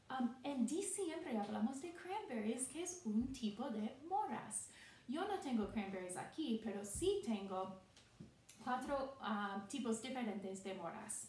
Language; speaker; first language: Spanish; non-native, fluent; English